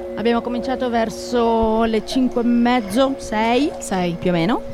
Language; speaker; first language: Italian; native; Italian